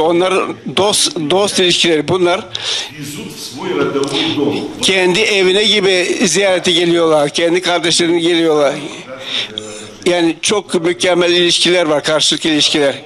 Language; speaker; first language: Turkish; non-native, fluent; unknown